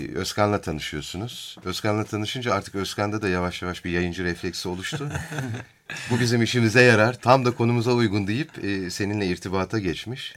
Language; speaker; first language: Turkish; native; Turkish